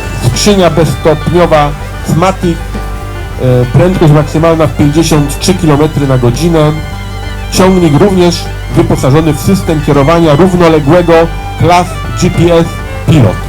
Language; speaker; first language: Polish; native; Polish